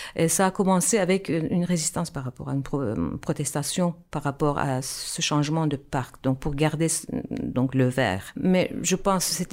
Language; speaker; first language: French; non-native, fluent; Turkish